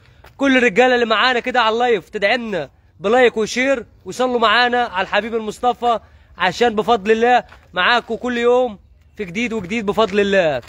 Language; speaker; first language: Arabic; native; Arabic